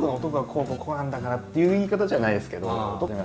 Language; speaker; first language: Japanese; native; Japanese